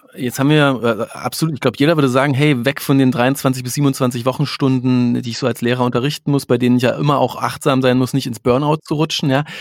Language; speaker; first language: German; native; German